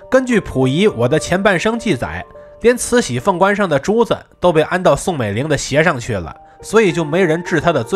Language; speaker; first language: Chinese; native; Chinese